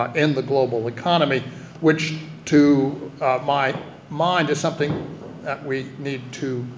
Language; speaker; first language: English; native; English